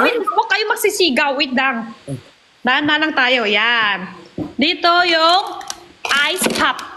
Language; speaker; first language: Filipino; non-native, learner; Korean